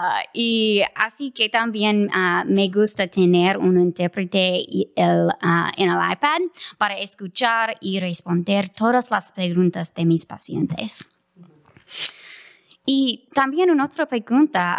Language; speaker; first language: Spanish; non-native, fluent; English